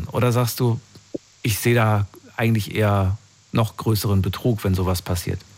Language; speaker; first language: German; native; German